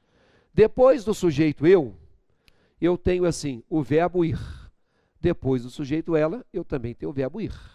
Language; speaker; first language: Portuguese; native; Portuguese